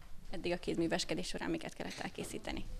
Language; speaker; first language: Hungarian; native; Hungarian